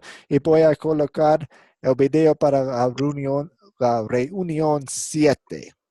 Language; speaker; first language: Spanish; non-native, fluent; English